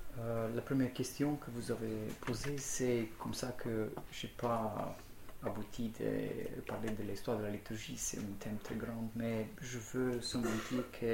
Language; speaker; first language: French; non-native, fluent; Romanian